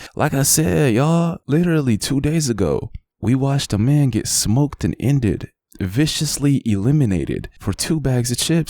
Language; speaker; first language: English; native; English